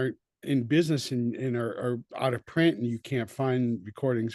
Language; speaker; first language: English; native; English